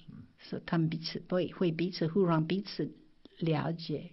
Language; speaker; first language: Chinese; non-native, fluent; English